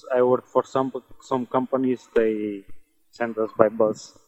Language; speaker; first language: English; non-native, learner; Portuguese